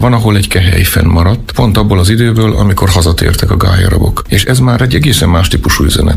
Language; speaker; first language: Hungarian; native; Hungarian